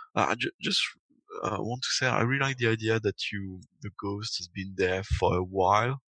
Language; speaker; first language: English; non-native, fluent; French